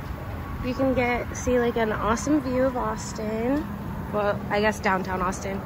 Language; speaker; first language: English; native; English